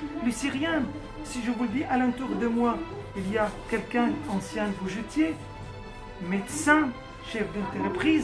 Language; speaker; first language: French; non-native, fluent; Arabic